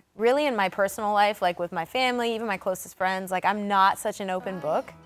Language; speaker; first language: English; native; English